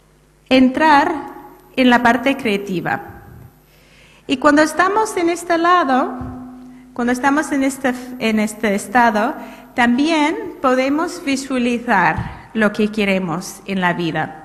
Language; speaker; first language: Spanish; non-native, fluent; English